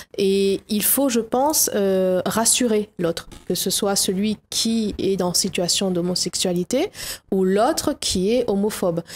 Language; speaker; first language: French; native; French